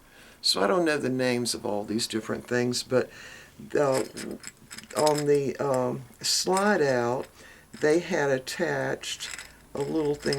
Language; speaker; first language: English; native; English